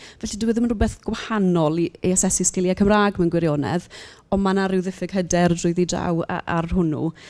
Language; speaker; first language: Welsh; native; Welsh